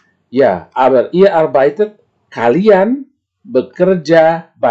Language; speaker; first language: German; non-native, fluent; Indonesian